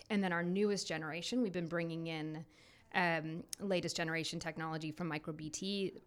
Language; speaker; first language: English; native; English